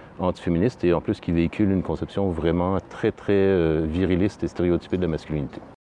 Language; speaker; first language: French; native; French